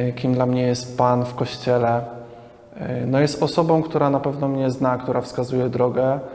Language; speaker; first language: Polish; native; Polish